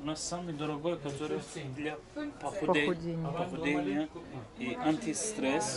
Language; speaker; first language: Russian; non-native, learner; Turkish